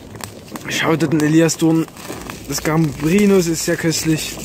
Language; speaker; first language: German; native; German